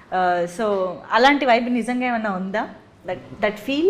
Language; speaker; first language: Telugu; native; Telugu